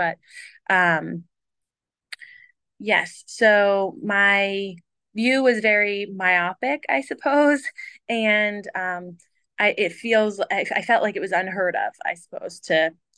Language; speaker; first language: English; native; English